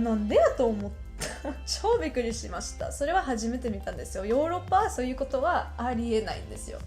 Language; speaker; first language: Japanese; non-native, fluent; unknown